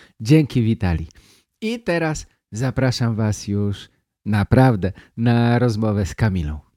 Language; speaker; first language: Polish; native; Polish